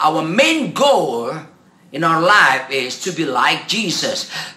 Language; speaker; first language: English; non-native, fluent; Indonesian